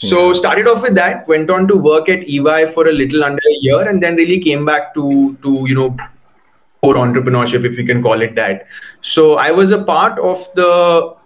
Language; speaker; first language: English; non-native, local second language; Hindi